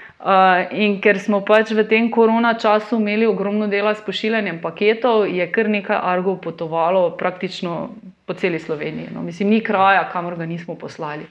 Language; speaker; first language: Slovenian; native; Slovenian